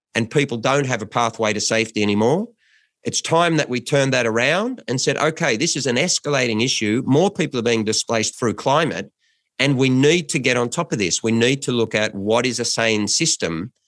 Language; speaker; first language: English; native; English